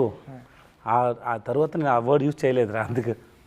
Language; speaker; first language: Telugu; non-native, learner; Tamil